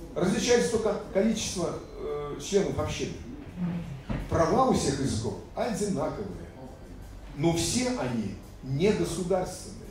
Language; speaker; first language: Russian; non-native, local second language; Latvian